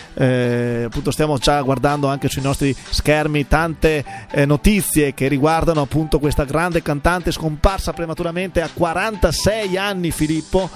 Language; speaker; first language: Italian; native; Italian